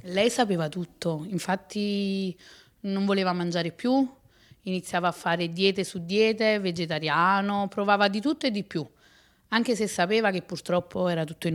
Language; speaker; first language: Italian; native; Italian